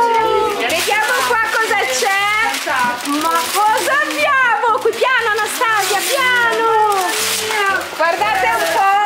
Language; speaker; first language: Italian; native; Italian